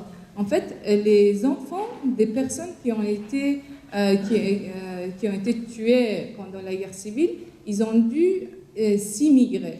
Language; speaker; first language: French; non-native, fluent; Persian